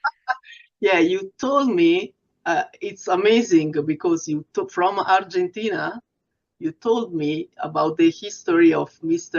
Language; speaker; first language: English; non-native, fluent; Italian